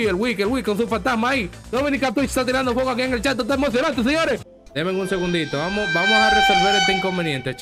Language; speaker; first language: Spanish; native; Spanish